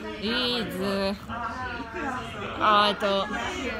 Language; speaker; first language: English; non-native, learner; Japanese